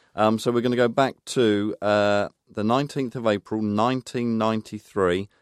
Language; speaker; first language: English; native; English